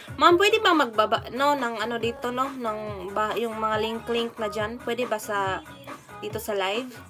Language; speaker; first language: Filipino; non-native, local second language; Cebuano